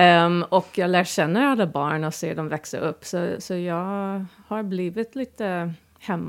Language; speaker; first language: Swedish; non-native, fluent; English